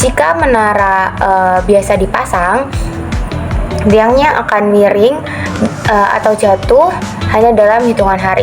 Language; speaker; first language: Indonesian; native; Indonesian